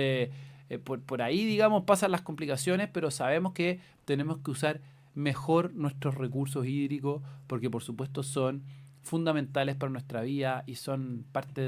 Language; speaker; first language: Spanish; native; Spanish